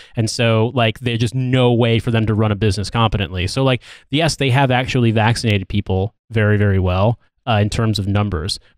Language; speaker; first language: English; native; English